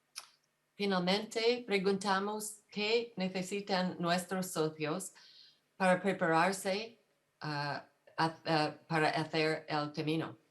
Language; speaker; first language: Spanish; non-native, fluent; English